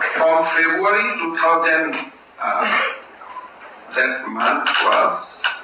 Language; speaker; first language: English; non-native, local second language; Assamese